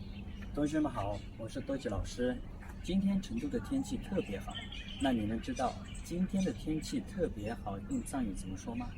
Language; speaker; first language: Chinese; non-native, local second language; Tibetan